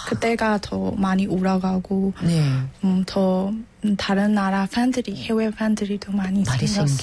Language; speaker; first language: Korean; non-native, learner; Burmese